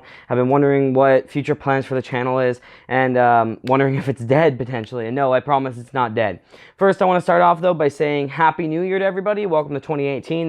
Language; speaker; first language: English; native; English